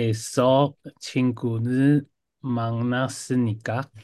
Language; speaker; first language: Korean; non-native, learner; Chinese